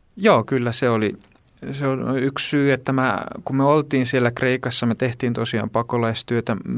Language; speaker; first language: Finnish; early bilingual, heritage; Greek